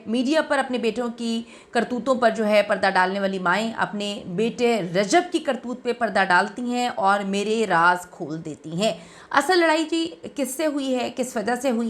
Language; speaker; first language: Urdu; native; Urdu